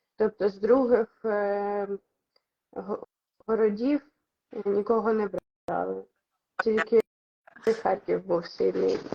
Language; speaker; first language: Ukrainian; non-native, local second language; Russian